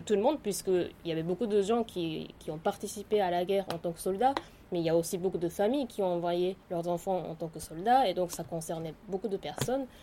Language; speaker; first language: French; non-native, fluent; Japanese